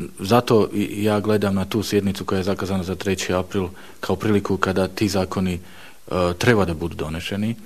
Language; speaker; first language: Bosnian; non-native, fluent; Slovak